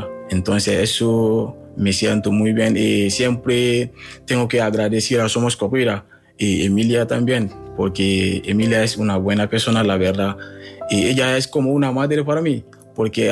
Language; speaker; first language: Spanish; non-native, learner; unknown